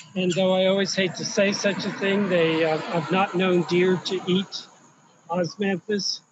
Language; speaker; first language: English; native; English